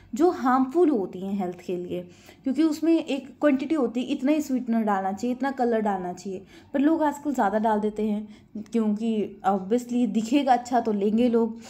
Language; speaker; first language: Hindi; native; Hindi